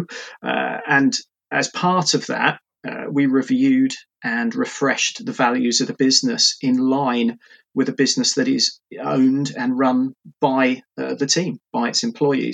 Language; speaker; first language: English; native; English